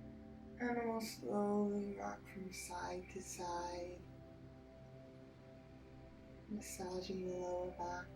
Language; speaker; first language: English; native; English